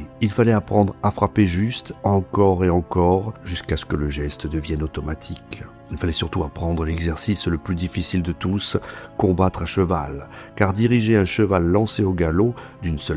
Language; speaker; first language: French; native; French